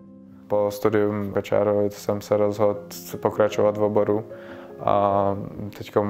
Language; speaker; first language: Czech; early bilingual, other home language; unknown